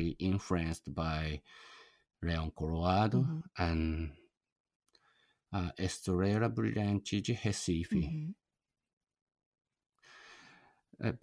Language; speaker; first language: English; non-native, learner; Japanese